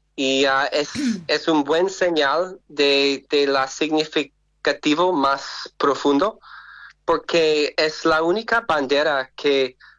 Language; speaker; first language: Spanish; non-native, learner; English